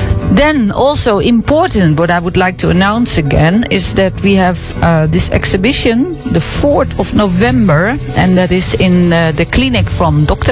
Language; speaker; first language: English; non-native, fluent; Dutch